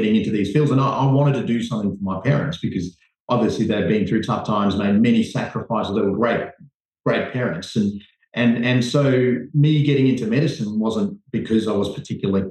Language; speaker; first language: English; native; English